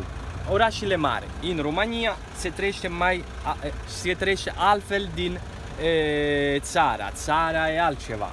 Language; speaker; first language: Romanian; non-native, learner; Italian